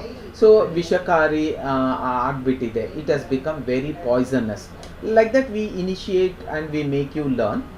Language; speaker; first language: Kannada; non-native, fluent; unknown